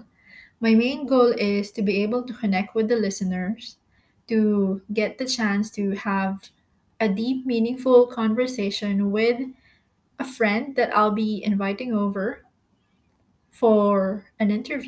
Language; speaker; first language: English; non-native, local second language; Filipino